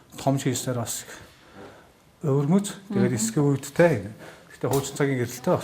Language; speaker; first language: Mongolian; native; Mongolian